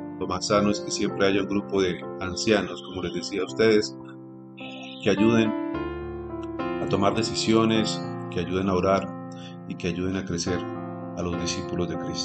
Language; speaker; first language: Spanish; native; Spanish